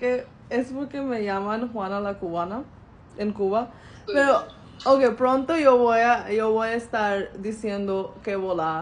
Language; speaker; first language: Spanish; non-native, learner; Bangla